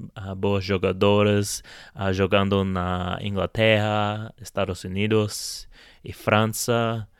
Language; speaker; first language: Portuguese; non-native, fluent; English